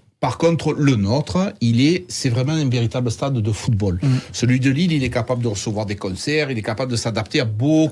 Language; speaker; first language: French; native; French